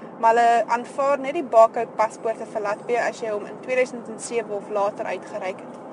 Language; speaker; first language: Afrikaans; native; Afrikaans